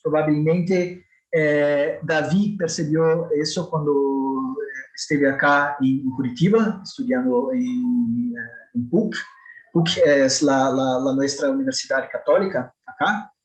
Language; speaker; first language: Spanish; non-native, fluent; Portuguese